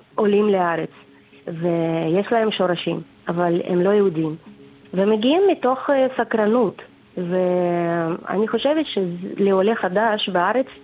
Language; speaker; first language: Hebrew; non-native, fluent; Russian